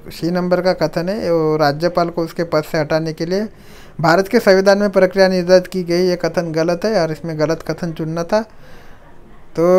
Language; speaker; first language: Hindi; non-native, local second language; Marathi